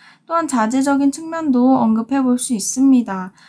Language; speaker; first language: Korean; native; Korean